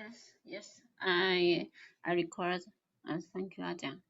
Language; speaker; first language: English; non-native, learner; Chinese